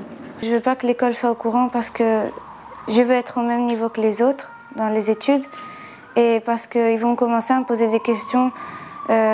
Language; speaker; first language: French; early bilingual, other home language; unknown